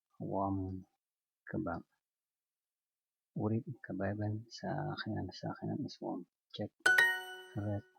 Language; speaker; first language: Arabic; non-native, learner; Indonesian